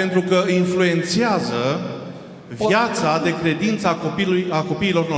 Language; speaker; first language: Romanian; non-native, fluent; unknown